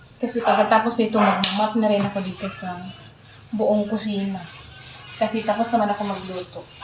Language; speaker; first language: Filipino; non-native, local second language; Cebuano